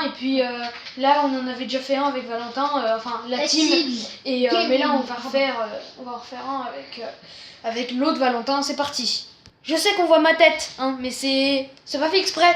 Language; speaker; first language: French; native; French